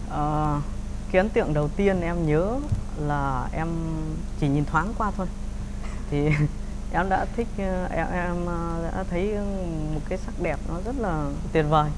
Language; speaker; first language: Vietnamese; native; Vietnamese